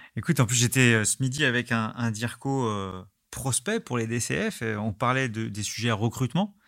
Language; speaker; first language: French; native; French